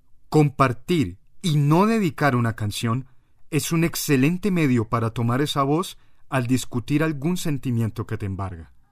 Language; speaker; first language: Spanish; native; Spanish